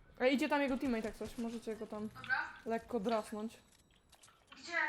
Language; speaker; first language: Polish; native; Polish